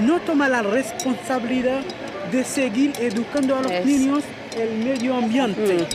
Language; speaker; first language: Spanish; non-native, learner; Haitian Creole